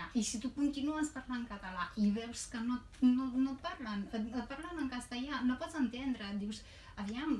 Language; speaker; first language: Catalan; non-native, fluent; Romanian